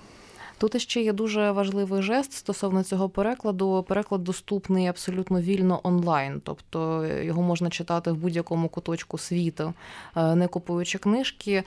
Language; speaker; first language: Ukrainian; native; Ukrainian